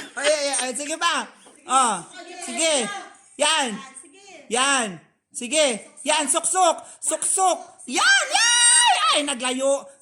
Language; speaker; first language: Filipino; non-native, local second language; Cebuano